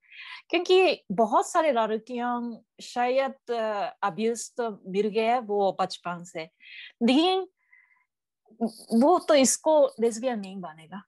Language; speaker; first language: Hindi; non-native, learner; Japanese